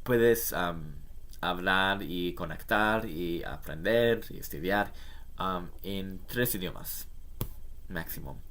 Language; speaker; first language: Spanish; non-native, learner; English